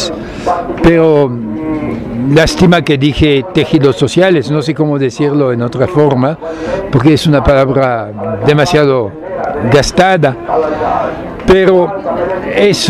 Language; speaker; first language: Spanish; non-native, fluent; French